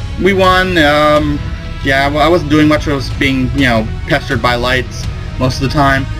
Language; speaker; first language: English; native; English